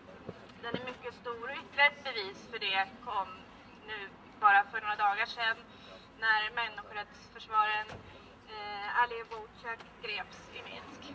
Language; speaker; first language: Swedish; native; Swedish